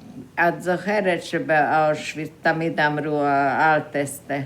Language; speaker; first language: Hebrew; non-native, fluent; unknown